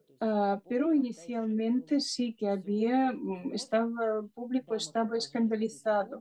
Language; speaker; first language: Spanish; non-native, fluent; Russian